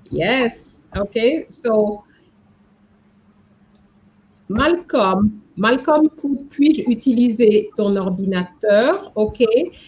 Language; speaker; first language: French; non-native, fluent; English